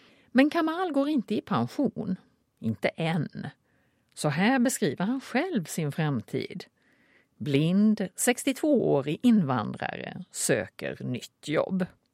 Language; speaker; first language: Swedish; native; Swedish